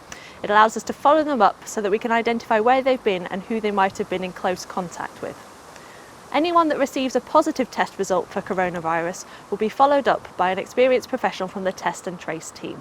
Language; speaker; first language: English; native; English